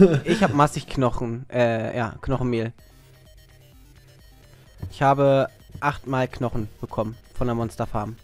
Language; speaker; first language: German; native; German